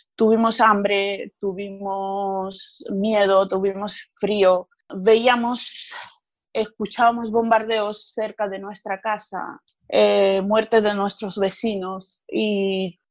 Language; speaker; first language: Spanish; non-native, fluent; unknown